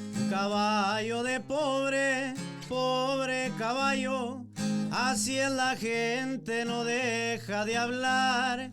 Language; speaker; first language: Spanish; native; Spanish